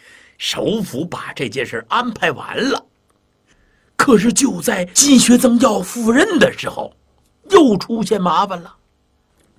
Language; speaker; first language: Chinese; native; Chinese